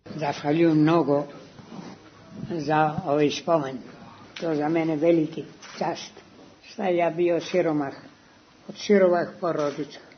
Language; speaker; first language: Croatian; early bilingual, heritage; Croatian